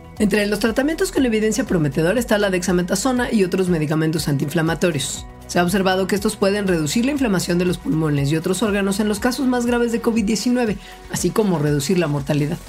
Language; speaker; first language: Spanish; native; Spanish